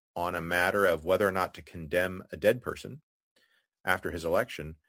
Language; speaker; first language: English; native; English